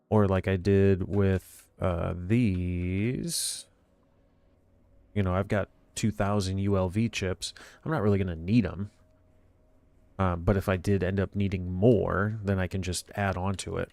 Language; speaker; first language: English; native; English